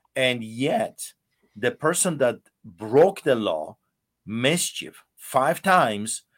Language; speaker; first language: English; non-native, fluent; Polish